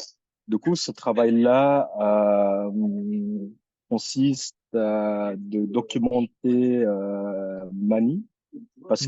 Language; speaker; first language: French; early bilingual, other home language; Filipino